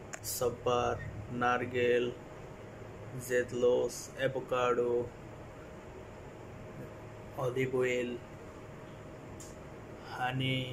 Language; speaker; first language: Arabic; non-native, learner; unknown